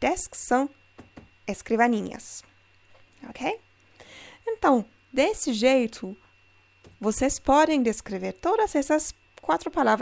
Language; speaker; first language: Portuguese; non-native, fluent; German